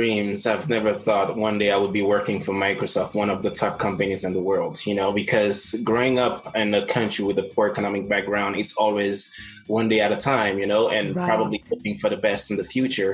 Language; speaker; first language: English; non-native, fluent; Haitian Creole